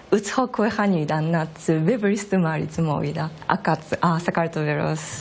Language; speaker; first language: Georgian; non-native, learner; Japanese